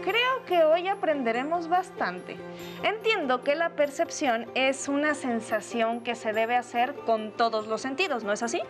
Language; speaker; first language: Spanish; native; Spanish